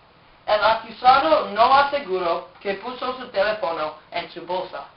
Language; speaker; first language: Spanish; non-native, learner; English